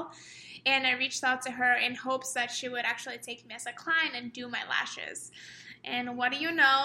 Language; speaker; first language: English; non-native, fluent; Estonian